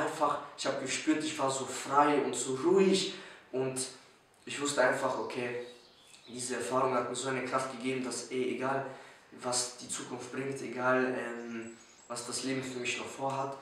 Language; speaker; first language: German; early bilingual, other home language; Polish